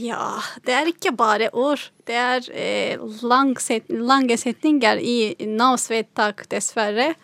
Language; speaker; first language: Norwegian; non-native, fluent; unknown